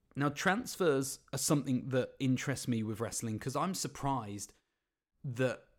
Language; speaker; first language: English; native; English